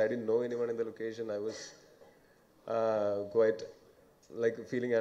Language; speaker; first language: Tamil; non-native, learner; Malayalam